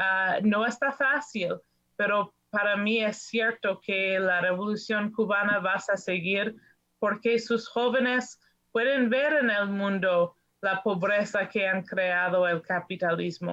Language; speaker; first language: Spanish; non-native, fluent; English